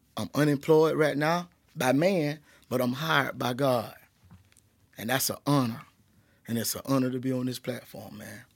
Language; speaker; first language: English; native; English